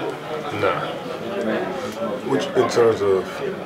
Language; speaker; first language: English; native; English